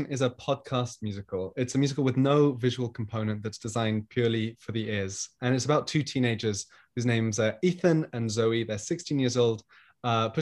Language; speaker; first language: English; native; English